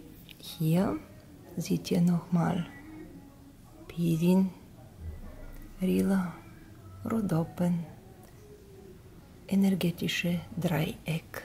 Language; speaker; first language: German; non-native, learner; Bulgarian